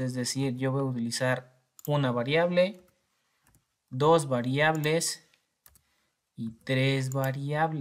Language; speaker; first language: Spanish; native; Spanish